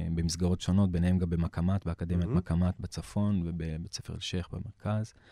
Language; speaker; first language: Hebrew; early bilingual, other home language; English